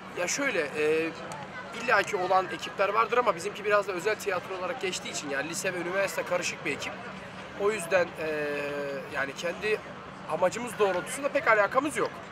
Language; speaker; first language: Turkish; native; Turkish